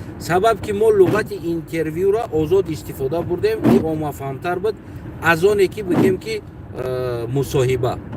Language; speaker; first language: Tajik; native; Tajik